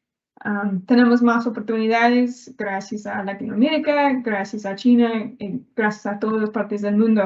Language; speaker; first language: Spanish; non-native, learner; English